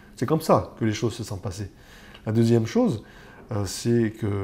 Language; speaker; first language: French; native; French